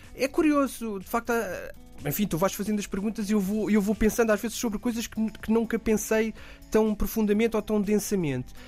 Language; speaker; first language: Portuguese; native; Portuguese